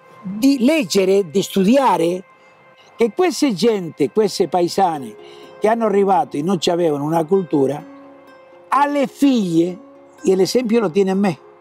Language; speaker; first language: Italian; early bilingual, heritage; Italian